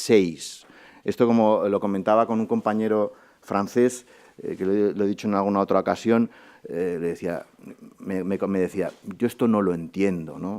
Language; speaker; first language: Spanish; native; Spanish